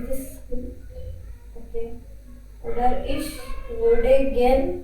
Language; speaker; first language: German; non-native, learner; Hindi